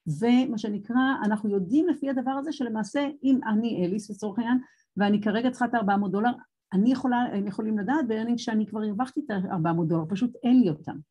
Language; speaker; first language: Hebrew; native; Hebrew